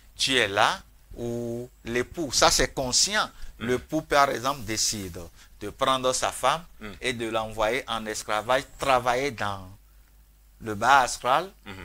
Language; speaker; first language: French; non-native, local second language; Fon